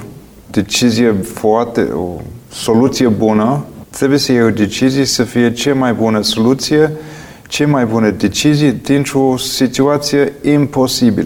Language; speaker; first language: Romanian; non-native, fluent; English